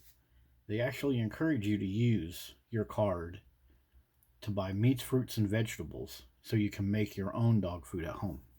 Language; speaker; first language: English; native; English